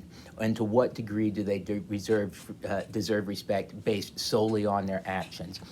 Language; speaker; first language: English; native; English